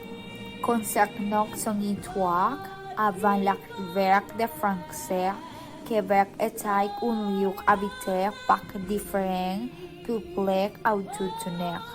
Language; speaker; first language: French; non-native, learner; Spanish